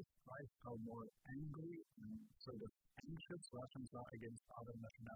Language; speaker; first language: English; non-native, fluent; Ukrainian